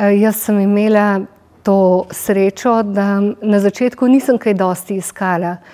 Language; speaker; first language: Slovenian; native; Slovenian